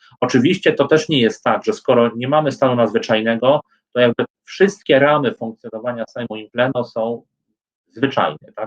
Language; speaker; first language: Polish; native; Polish